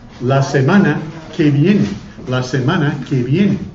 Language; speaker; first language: Spanish; non-native, fluent; English